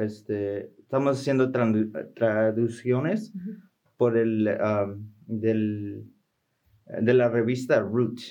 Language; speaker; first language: Spanish; early bilingual, heritage; Spanish